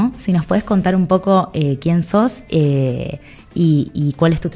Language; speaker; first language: Spanish; native; Spanish